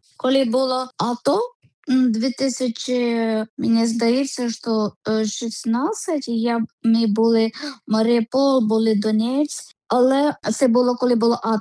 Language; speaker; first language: Ukrainian; non-native, learner; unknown